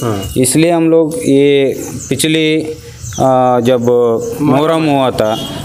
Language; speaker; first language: Hindi; non-native, local second language; Kannada